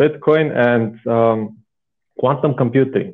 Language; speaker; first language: English; non-native, fluent; Bulgarian